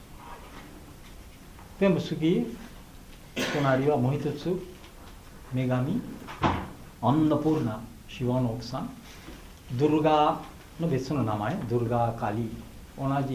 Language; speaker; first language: Japanese; non-native, fluent; Bangla